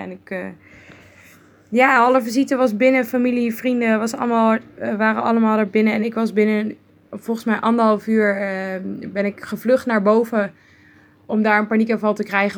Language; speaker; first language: Dutch; native; Dutch